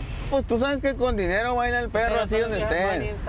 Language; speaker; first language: Spanish; native; Spanish